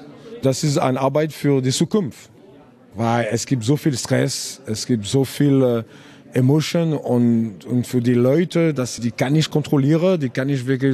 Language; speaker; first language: German; non-native, learner; French